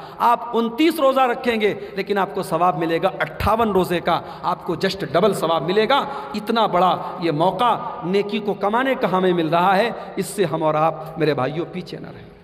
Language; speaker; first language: Urdu; native; Urdu